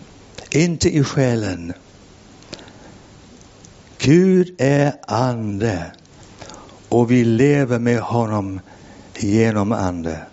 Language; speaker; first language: Swedish; non-native, fluent; English